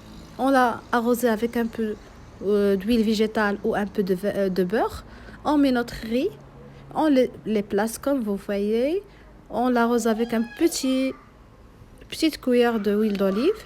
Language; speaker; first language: French; non-native, local second language; Arabic